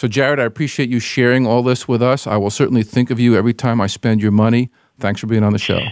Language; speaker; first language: English; native; English